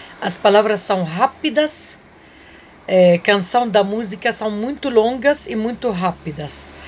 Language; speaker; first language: Portuguese; non-native, learner; Arabic